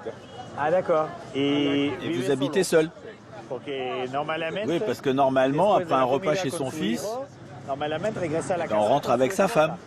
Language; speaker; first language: French; native; French